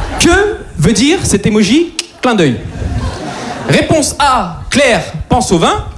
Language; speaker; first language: French; native; French